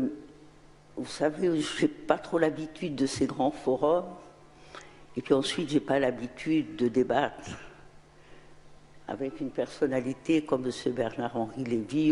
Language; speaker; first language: French; non-native, local second language; Arabic